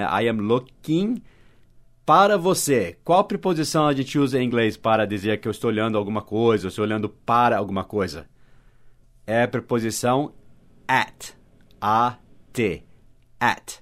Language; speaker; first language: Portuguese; non-native, fluent; English